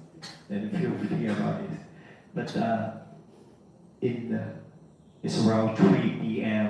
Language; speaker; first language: English; non-native, learner; Vietnamese